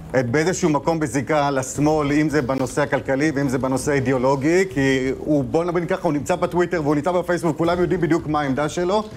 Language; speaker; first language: Hebrew; native; Hebrew